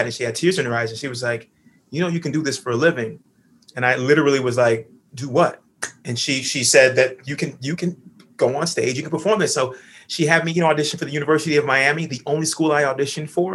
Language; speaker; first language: English; native; English